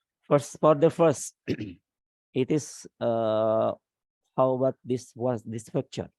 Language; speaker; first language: English; non-native, learner; Indonesian